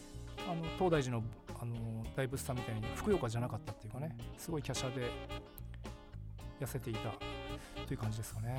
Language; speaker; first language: Japanese; native; Japanese